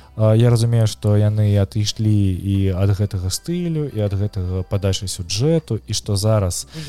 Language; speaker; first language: Belarusian; non-native, local second language; Russian